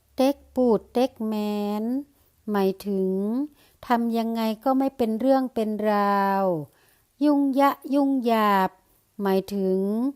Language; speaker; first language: Thai; native; Thai